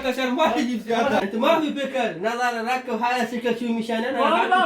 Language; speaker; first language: Arabic; non-native, learner; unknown